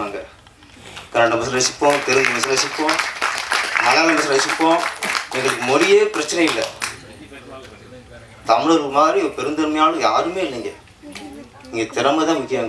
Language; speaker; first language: Tamil; native; Tamil